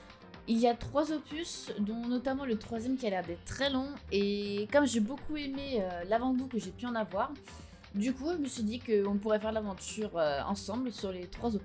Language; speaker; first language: French; native; French